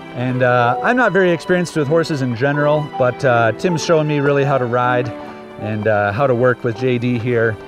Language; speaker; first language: English; native; English